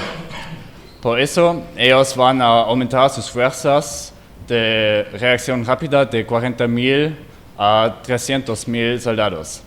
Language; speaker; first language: Spanish; non-native, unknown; German